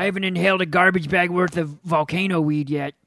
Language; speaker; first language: English; native; English